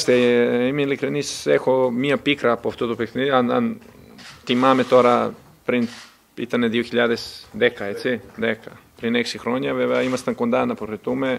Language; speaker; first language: Greek; non-native, fluent; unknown